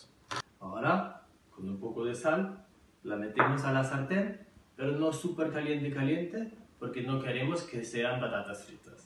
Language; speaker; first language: Spanish; non-native, fluent; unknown